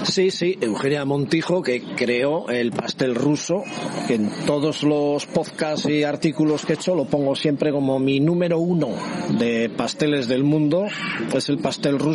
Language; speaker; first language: Spanish; native; Spanish